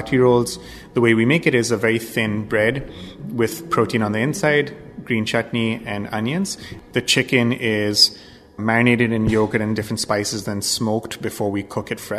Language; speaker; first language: English; non-native, local second language; Bangla